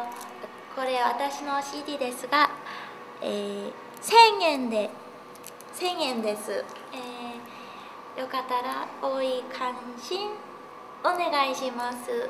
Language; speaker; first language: Japanese; non-native, learner; Korean